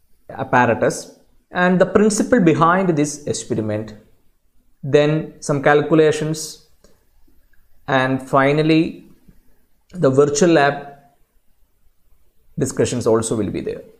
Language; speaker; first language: English; non-native, local second language; Malayalam